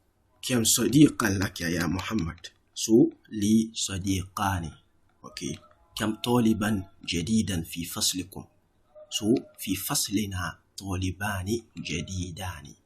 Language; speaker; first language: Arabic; non-native, fluent; English